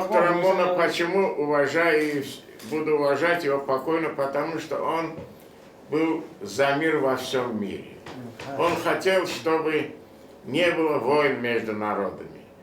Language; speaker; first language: Russian; non-native, fluent; Korean